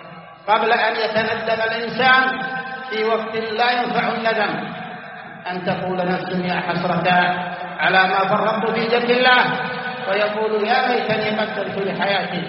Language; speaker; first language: Arabic; native; Arabic